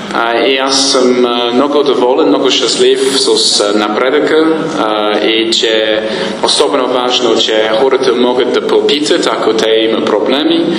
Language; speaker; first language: Bulgarian; non-native, fluent; English